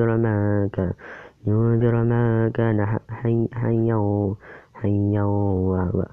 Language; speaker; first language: Arabic; non-native, learner; Indonesian